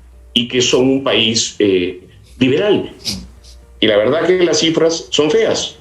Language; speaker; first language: Spanish; native; Spanish